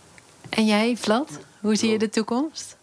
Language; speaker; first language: Dutch; native; Dutch